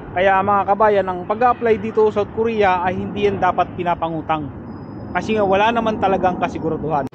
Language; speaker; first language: Filipino; non-native, local second language; Bikol